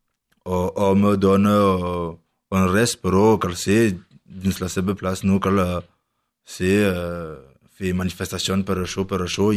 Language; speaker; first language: Catalan; non-native, learner; French